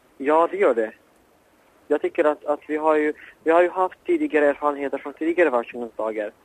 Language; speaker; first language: Swedish; non-native, fluent; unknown